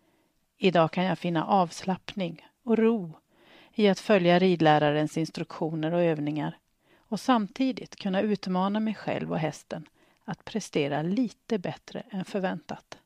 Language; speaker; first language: Swedish; native; Swedish